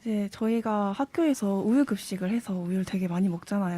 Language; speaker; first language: Korean; native; Korean